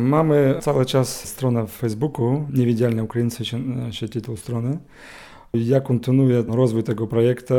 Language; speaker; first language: Polish; non-native, learner; Ukrainian